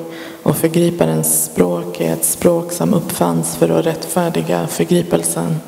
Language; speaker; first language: Swedish; early bilingual, other home language; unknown